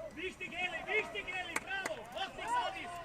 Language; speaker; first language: German; native; German